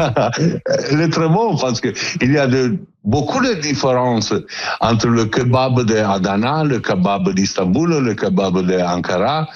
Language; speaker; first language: French; non-native, learner; Italian